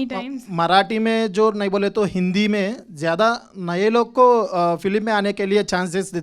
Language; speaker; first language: Hindi; non-native, local second language; Telugu